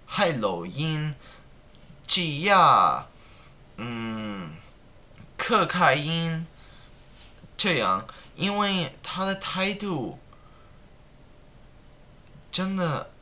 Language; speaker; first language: Chinese; non-native, learner; English